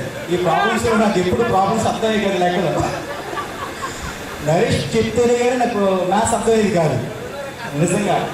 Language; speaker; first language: Telugu; native; Telugu